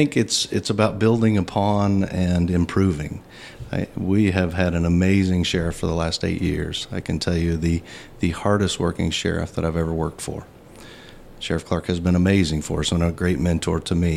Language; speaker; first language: English; native; English